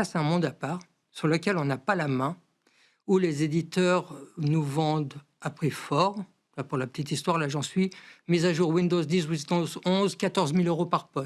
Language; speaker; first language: French; native; French